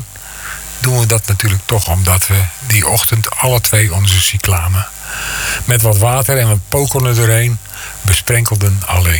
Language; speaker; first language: Dutch; native; Dutch